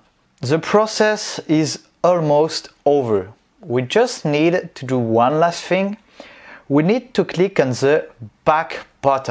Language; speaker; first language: English; non-native, fluent; French